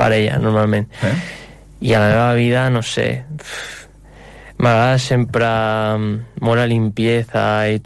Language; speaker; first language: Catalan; non-native, local second language; Spanish